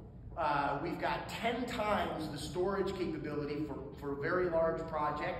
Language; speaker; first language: English; native; English